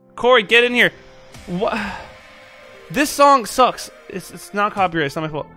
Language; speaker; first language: English; native; English